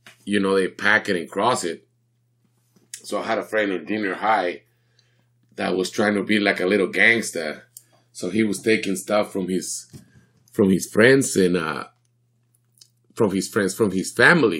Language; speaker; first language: English; non-native, fluent; Spanish